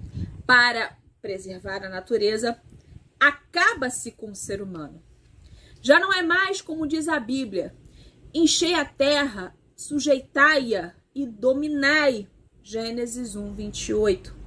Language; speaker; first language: Portuguese; native; Portuguese